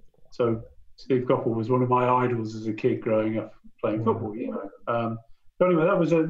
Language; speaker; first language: English; native; English